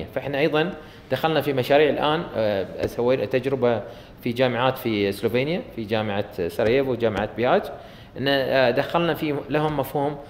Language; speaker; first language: Arabic; native; Arabic